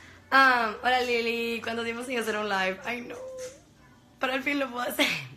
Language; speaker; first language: Spanish; early bilingual, heritage; Spanish